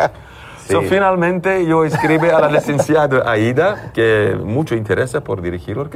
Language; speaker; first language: Spanish; non-native, learner; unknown